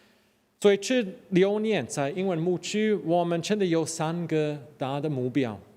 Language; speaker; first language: Chinese; non-native, fluent; English